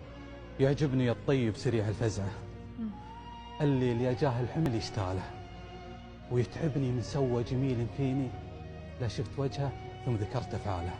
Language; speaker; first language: Arabic; native; Arabic